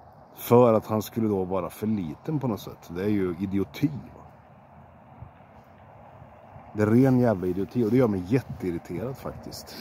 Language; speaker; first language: Swedish; native; Swedish